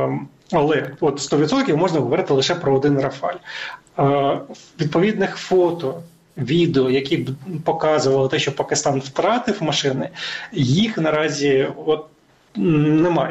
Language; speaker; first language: Ukrainian; native; Ukrainian